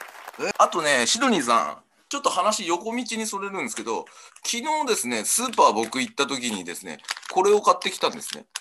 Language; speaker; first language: Japanese; native; Japanese